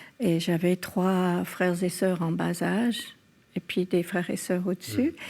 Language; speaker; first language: French; early bilingual, other home language; English